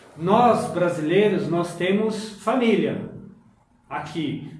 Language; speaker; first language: Portuguese; native; Portuguese